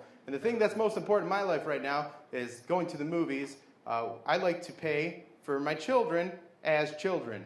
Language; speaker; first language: English; native; English